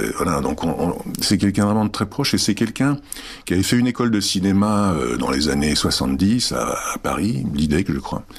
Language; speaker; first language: French; early bilingual, other home language; Czech